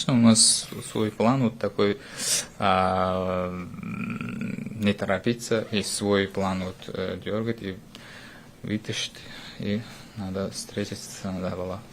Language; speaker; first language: Russian; non-native, fluent; Uzbek